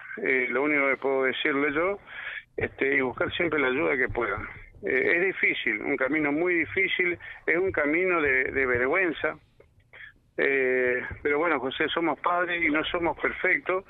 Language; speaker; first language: Spanish; native; Spanish